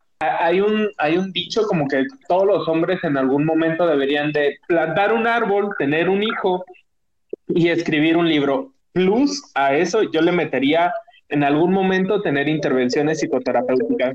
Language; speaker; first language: Spanish; native; Spanish